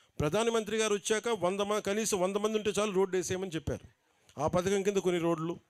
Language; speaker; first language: Telugu; native; Telugu